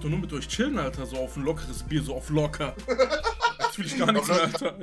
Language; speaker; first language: German; early bilingual, other home language; Turkish